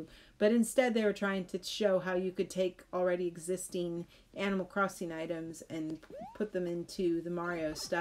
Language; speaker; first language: English; native; English